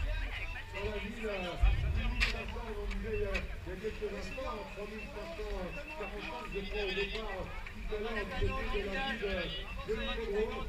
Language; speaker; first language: French; native; French